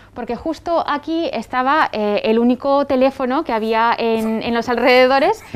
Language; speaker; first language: Spanish; non-native, fluent; French